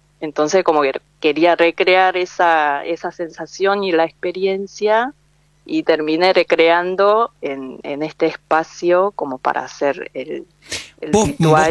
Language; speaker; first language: Spanish; non-native, fluent; Korean